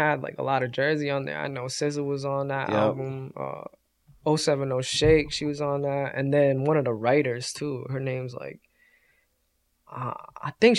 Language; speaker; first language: English; native; English